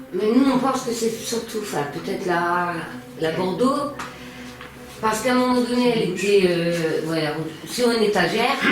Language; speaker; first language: French; native; French